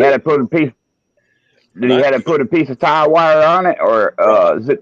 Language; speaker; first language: English; native; English